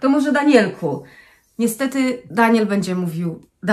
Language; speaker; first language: Polish; native; Polish